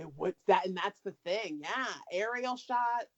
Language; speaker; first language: English; native; English